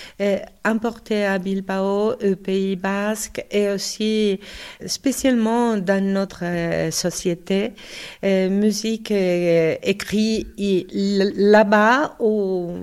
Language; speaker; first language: French; non-native, learner; Spanish